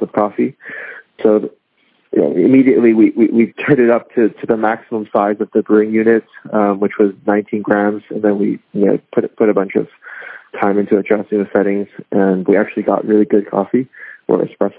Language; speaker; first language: English; non-native, local second language; Cantonese